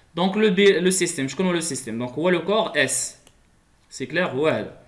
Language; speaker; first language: French; non-native, local second language; Arabic